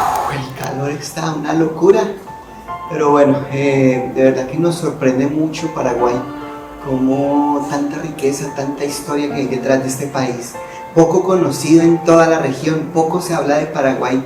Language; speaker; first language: Spanish; native; Spanish